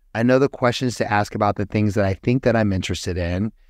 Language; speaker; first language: English; native; English